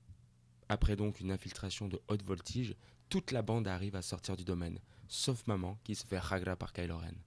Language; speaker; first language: French; native; French